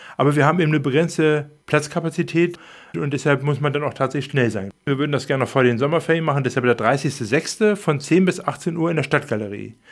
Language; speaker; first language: German; native; German